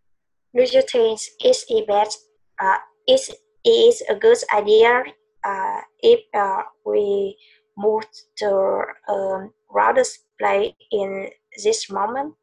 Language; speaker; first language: English; non-native, learner; Vietnamese